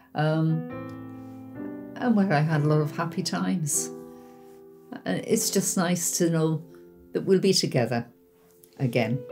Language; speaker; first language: English; native; English